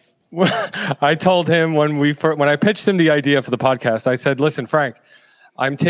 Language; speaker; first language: English; native; English